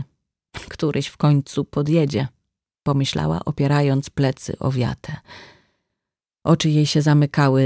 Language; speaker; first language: Polish; native; Polish